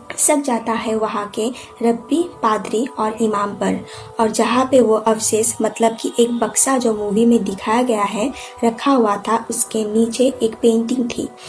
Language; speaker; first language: Hindi; non-native, local second language; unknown